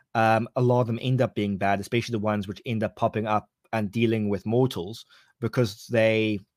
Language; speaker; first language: English; native; English